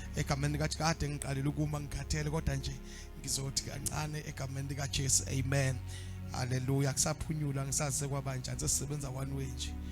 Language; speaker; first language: Zulu; native; Zulu